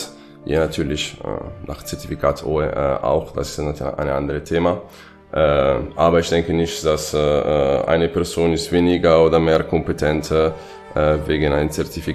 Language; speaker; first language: German; non-native, fluent; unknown